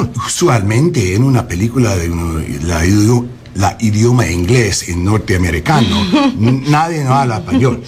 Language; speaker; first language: Spanish; non-native, learner; English